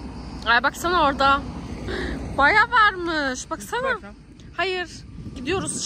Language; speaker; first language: Turkish; early bilingual, heritage; Turkish